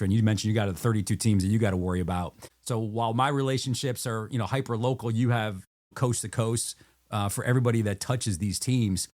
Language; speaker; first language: English; native; English